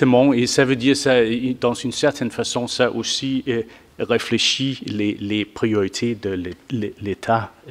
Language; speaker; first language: French; non-native, fluent; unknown